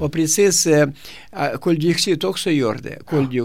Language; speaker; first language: Swedish; non-native, fluent; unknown